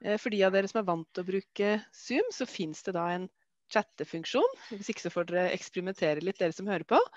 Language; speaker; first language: Norwegian; native; Norwegian